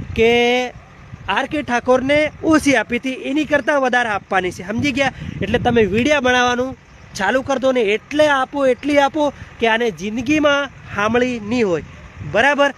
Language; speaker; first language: Gujarati; non-native, local second language; Bhili